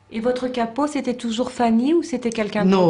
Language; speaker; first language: French; native; French